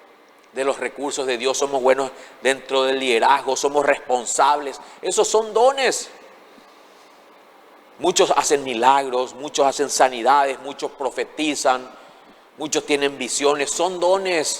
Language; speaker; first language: Spanish; native; Spanish